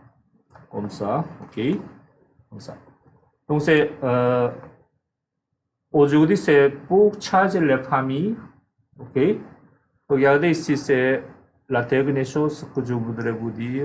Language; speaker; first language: French; non-native, fluent; Korean